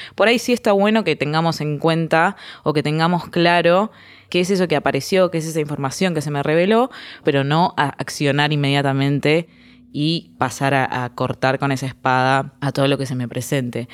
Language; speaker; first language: Spanish; native; Spanish